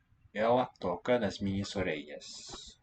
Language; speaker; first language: Portuguese; non-native, learner; English